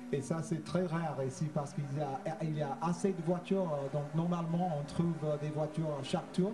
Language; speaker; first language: French; non-native, fluent; English